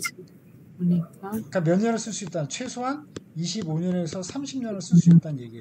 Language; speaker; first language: Korean; native; Korean